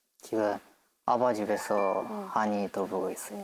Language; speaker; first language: Korean; non-native, learner; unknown